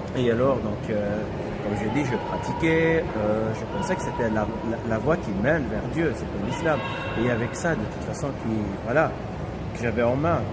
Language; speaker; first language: French; non-native, local second language; Kabyle